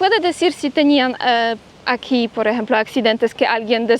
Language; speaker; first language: Spanish; non-native, fluent; Polish